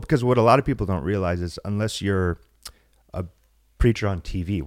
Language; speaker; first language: English; native; English